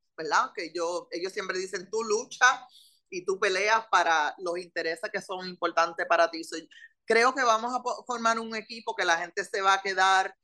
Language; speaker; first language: Spanish; early bilingual, heritage; Spanish